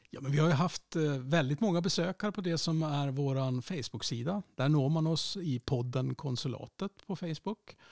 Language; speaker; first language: Swedish; native; Swedish